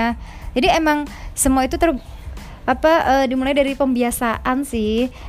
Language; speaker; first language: Indonesian; native; Indonesian